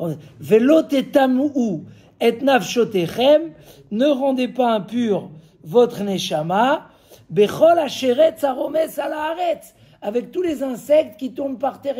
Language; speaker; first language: French; native; French